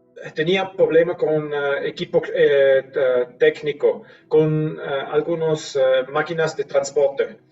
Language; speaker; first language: Spanish; non-native, fluent; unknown